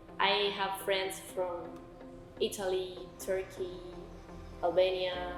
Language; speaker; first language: English; non-native, learner; Spanish